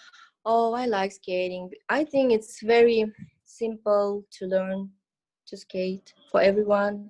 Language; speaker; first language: English; non-native, learner; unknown